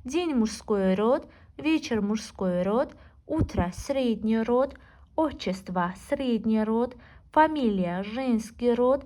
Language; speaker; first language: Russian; non-native, local second language; Azerbaijani